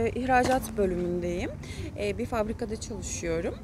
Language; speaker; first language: Turkish; non-native, fluent; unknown